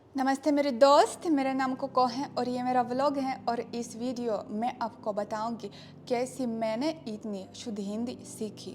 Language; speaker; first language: Hindi; non-native, fluent; Russian